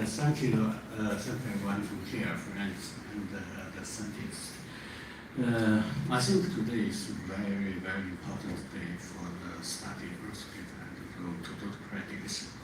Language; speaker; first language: English; non-native, learner; Chinese